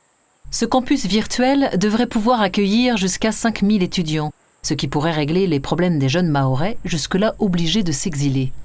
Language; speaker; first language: French; native; French